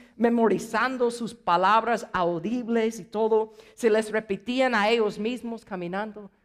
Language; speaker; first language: Spanish; non-native, fluent; English